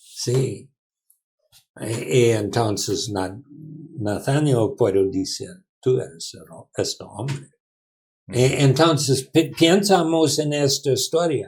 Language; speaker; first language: Spanish; non-native, learner; English